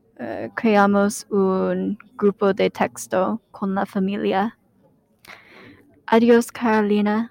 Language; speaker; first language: Spanish; non-native, learner; English